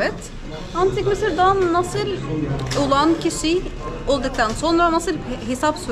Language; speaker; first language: Turkish; non-native, learner; Arabic